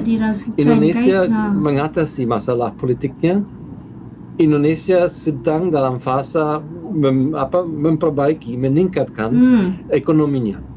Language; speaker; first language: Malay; non-native, fluent; German